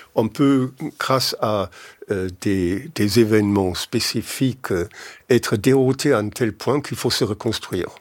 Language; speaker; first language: French; non-native, fluent; German